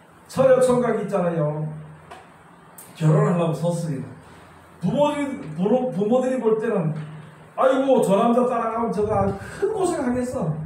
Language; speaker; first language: Korean; native; Korean